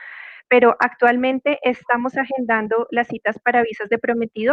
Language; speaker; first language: Spanish; native; Spanish